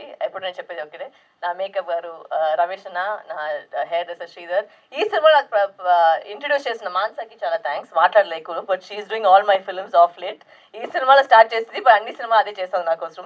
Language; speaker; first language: Telugu; non-native, local second language; Tamil